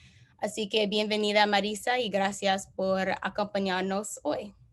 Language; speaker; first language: Spanish; non-native, learner; English